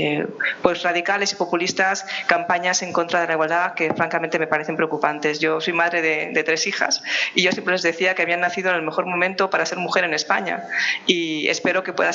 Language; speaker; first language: Spanish; native; Spanish